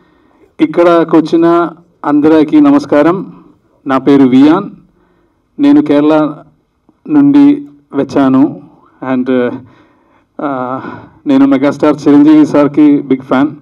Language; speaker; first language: Telugu; non-native, learner; Malayalam